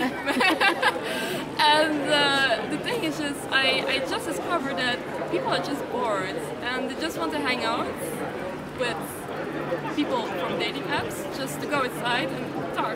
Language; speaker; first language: English; non-native, fluent; Dutch